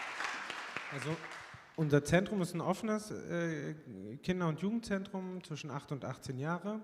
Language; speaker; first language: German; early bilingual, other home language; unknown